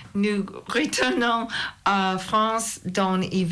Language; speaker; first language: French; non-native, learner; English